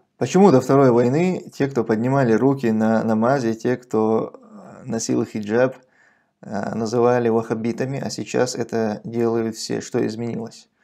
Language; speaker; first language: Russian; non-native, local second language; Chechen